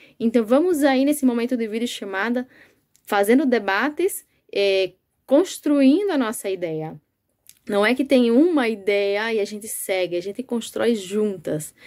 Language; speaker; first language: Portuguese; native; Portuguese